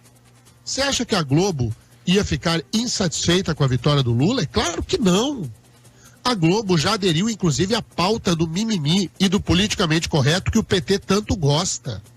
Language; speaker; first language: Portuguese; native; Portuguese